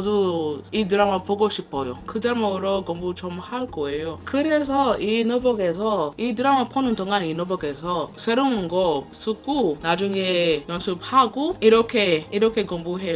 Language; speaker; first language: Korean; non-native, learner; English